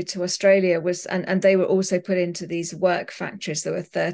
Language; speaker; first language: English; native; English